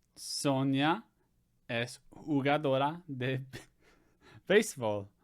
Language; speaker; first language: Spanish; non-native, learner; English